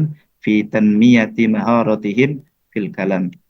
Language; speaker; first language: Arabic; non-native, fluent; Indonesian